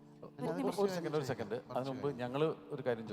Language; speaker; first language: Malayalam; native; Malayalam